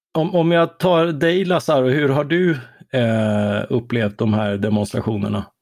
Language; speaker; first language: Swedish; native; Swedish